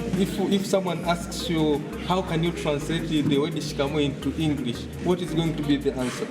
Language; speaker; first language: English; non-native, local second language; Swahili